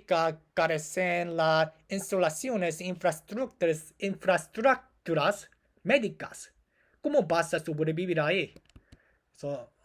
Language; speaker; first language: Spanish; non-native, learner; Korean